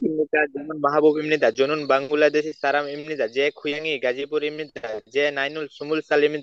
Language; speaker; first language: Korean; non-native, learner; Bangla